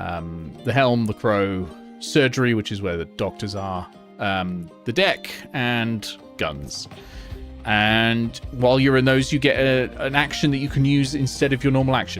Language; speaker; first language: English; native; English